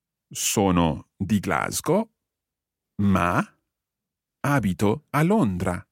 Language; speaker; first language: Italian; non-native, learner; English